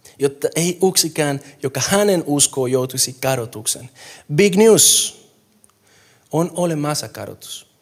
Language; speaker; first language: Finnish; non-native, fluent; Spanish